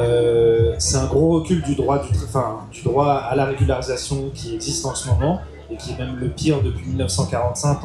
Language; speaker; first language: French; native; French